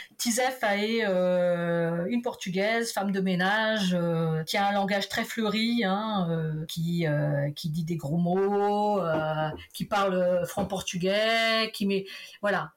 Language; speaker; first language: French; early bilingual, other home language; Portuguese